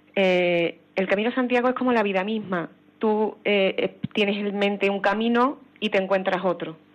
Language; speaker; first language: Spanish; native; Spanish